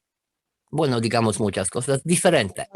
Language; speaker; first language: Spanish; non-native, fluent; Romanian